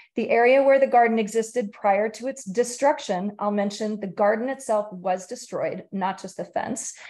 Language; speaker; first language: English; native; English